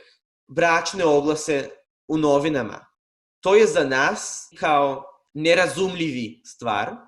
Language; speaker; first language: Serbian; non-native, fluent; Hebrew